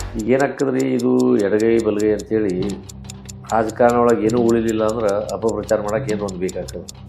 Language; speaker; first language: Kannada; non-native, local second language; Lambadi